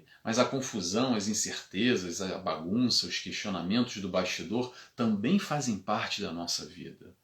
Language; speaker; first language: Portuguese; native; Portuguese